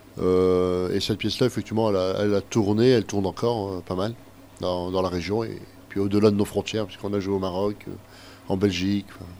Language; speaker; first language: French; native; French